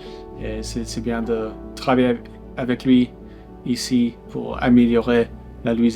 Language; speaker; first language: French; non-native, local second language; English